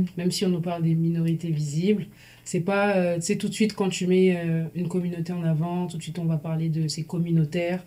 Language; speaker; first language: French; non-native, local second language; Lingala